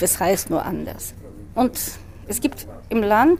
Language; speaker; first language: German; non-native, fluent; Russian